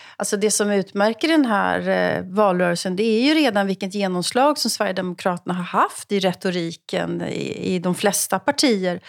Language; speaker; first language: Swedish; native; Swedish